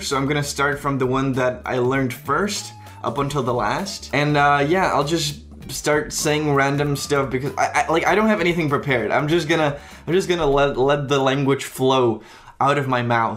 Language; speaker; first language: English; non-native, fluent; Czech